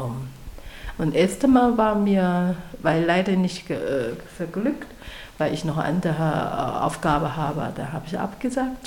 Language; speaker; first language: German; non-native, learner; Chinese